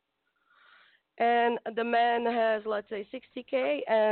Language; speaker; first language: English; non-native, fluent; Slovak